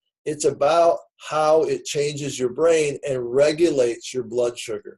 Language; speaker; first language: English; native; English